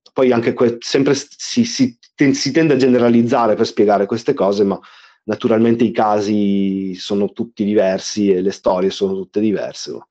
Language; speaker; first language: Italian; native; Italian